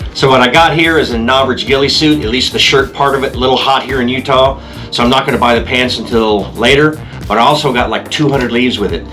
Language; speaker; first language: English; native; English